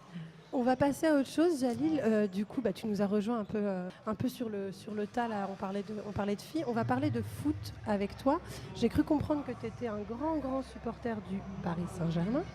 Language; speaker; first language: French; native; French